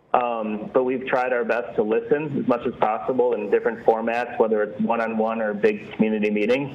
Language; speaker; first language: English; native; English